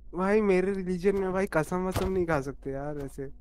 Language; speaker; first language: Hindi; non-native, local second language; Malayalam